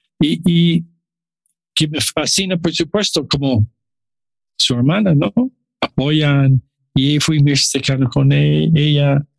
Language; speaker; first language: Spanish; non-native, learner; English